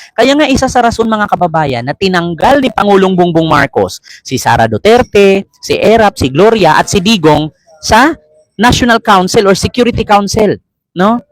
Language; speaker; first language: Filipino; native; Filipino